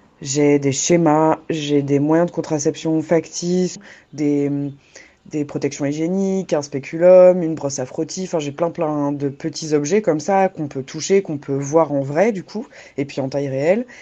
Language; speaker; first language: French; native; French